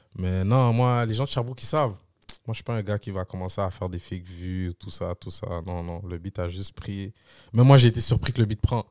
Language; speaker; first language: French; early bilingual, other home language; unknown